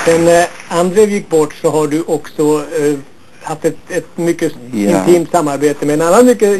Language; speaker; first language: Swedish; native; Swedish